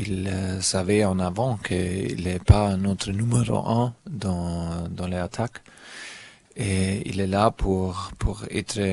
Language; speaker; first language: French; non-native, fluent; German